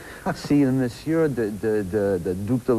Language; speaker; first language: French; non-native, fluent; English